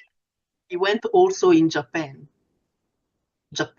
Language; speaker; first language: English; non-native, fluent; Italian